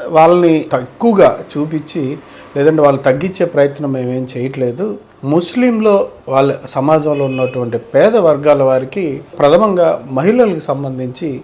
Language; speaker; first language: Telugu; native; Telugu